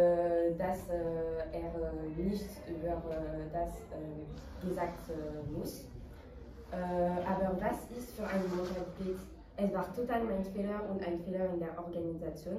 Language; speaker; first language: German; non-native, learner; French